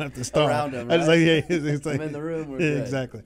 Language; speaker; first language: English; native; English